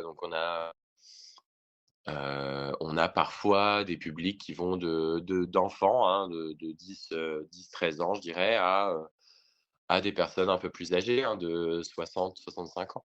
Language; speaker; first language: French; native; French